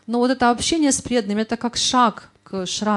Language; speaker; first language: Russian; native; Russian